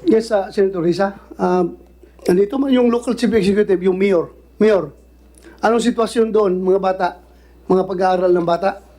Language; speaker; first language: Filipino; non-native, local second language; Cebuano